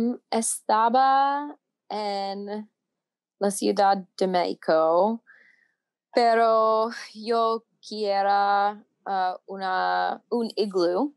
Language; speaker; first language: Spanish; non-native, learner; English